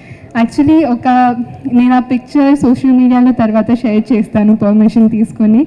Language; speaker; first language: Telugu; non-native, fluent; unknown